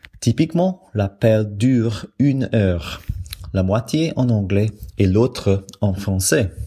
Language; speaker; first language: French; non-native, fluent; English